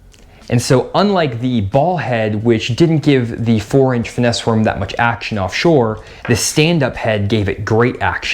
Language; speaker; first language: English; native; English